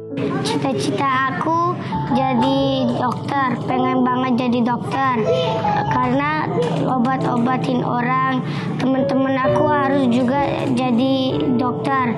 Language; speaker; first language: Indonesian; early bilingual, other home language; Persian